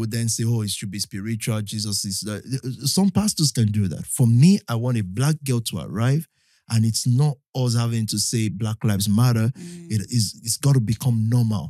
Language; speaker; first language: English; non-native, local second language; Yoruba